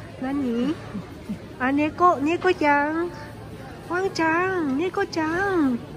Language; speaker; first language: Japanese; non-native, learner; Vietnamese